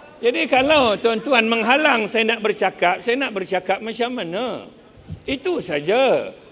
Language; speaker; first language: Malay; non-native, local second language; Chinese